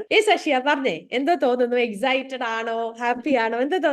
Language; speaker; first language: Malayalam; native; Malayalam